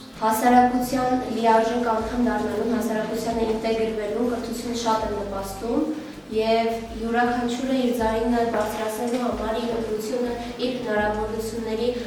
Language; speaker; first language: Armenian; non-native, local second language; Kurdish